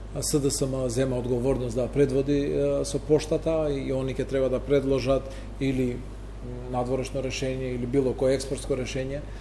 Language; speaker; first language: Macedonian; non-native, local second language; Albanian